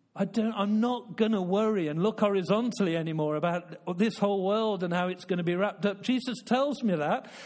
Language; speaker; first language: English; native; English